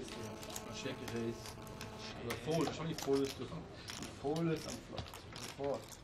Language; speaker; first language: German; native; German